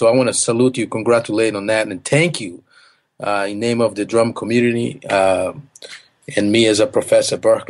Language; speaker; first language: English; non-native, fluent; Portuguese